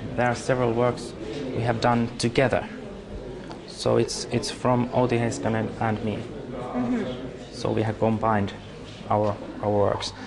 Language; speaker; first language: English; non-native, fluent; Finnish